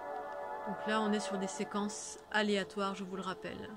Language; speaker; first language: French; native; French